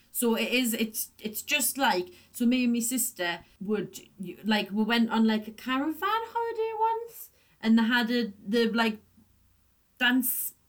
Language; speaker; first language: English; native; English